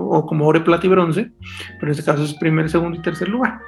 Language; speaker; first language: Spanish; native; Spanish